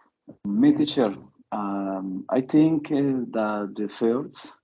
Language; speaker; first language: English; non-native, learner; Spanish